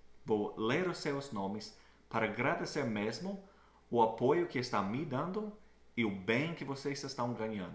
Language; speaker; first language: Portuguese; non-native, fluent; English